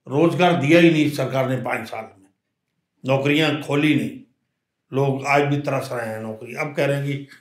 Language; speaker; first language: Hindi; native; Hindi